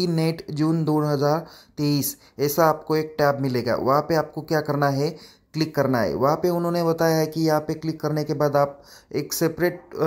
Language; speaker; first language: Hindi; non-native, local second language; Marathi